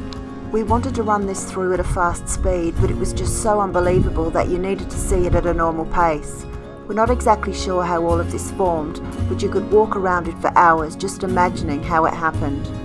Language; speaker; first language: English; native; English